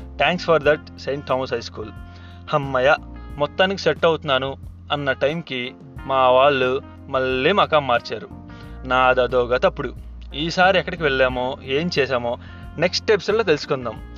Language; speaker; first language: Telugu; non-native, local second language; Hindi